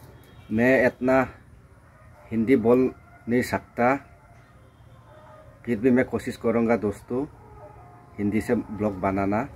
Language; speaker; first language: Hindi; non-native, local second language; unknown